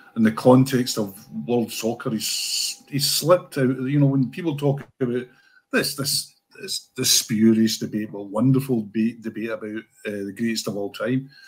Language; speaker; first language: English; native; English